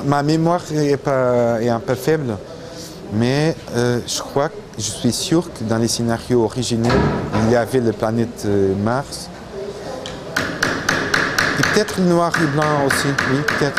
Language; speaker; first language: French; non-native, fluent; Portuguese